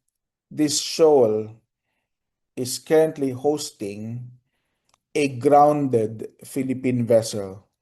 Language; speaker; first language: English; non-native, local second language; Filipino